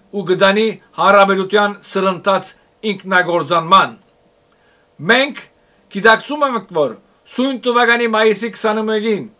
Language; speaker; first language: Armenian; early bilingual, heritage; Armenian